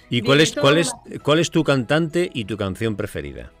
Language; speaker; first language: Spanish; native; Spanish